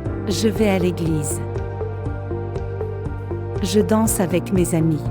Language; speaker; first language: French; non-native, local second language; Malagasy